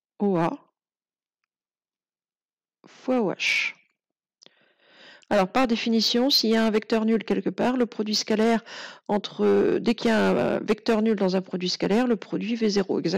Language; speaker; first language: French; native; French